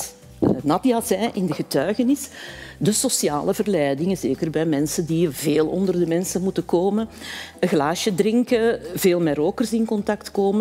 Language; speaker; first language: Dutch; native; Dutch